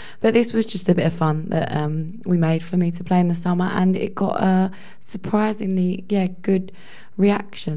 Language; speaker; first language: English; native; English